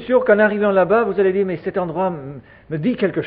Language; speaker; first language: French; native; French